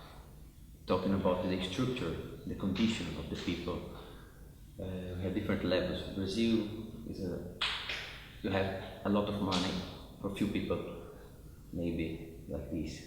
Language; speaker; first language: English; non-native, fluent; Portuguese